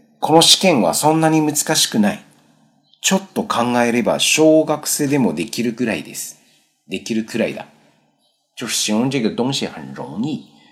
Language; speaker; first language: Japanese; non-native, fluent; Chinese